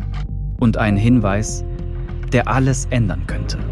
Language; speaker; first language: German; native; German